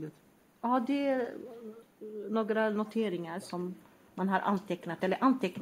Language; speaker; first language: Swedish; non-native, fluent; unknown